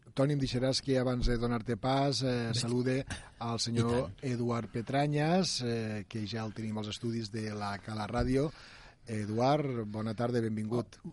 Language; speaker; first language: Catalan; native; Catalan